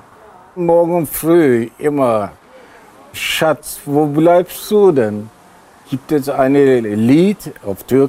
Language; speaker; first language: German; non-native, learner; Turkish